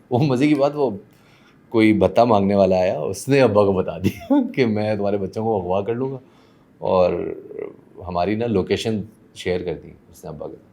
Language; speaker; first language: Urdu; non-native, local second language; Persian